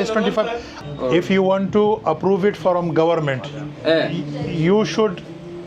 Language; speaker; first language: English; non-native, learner; Urdu